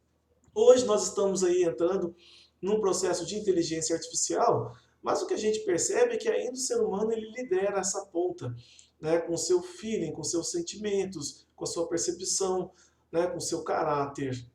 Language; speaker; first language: Portuguese; native; Portuguese